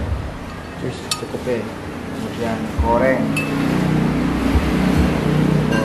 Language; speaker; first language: Indonesian; native; Indonesian